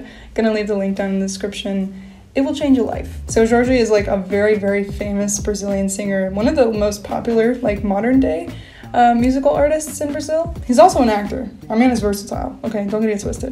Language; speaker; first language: English; native; English